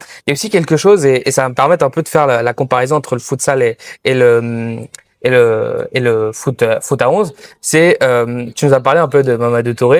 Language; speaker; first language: French; native; French